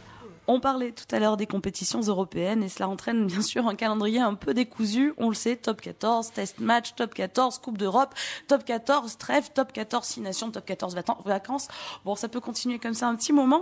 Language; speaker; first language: French; native; French